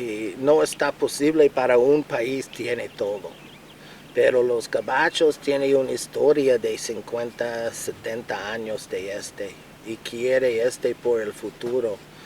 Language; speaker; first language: Spanish; non-native, learner; English